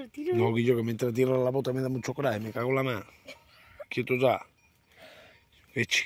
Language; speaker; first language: Spanish; native; Spanish